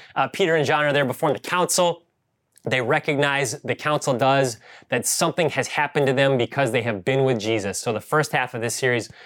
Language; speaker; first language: English; native; English